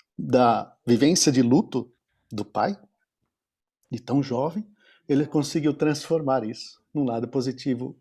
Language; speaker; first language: Portuguese; native; Portuguese